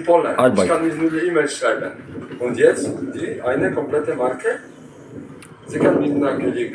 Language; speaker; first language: German; non-native, learner; Polish